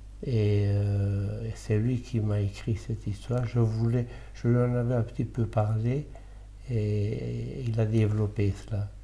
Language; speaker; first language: French; early bilingual, other home language; Italian